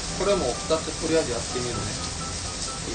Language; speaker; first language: Japanese; non-native, fluent; Korean